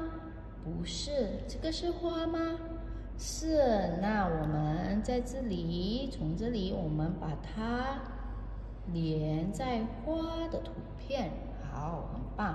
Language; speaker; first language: Chinese; non-native, fluent; Indonesian